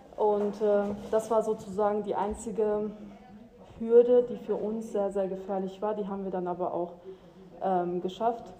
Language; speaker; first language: German; early bilingual, other home language; Albanian